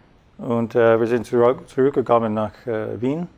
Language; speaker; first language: German; non-native, fluent; English